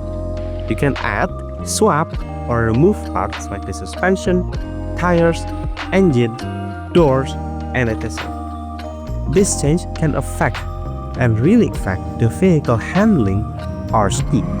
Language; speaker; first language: English; non-native, fluent; Indonesian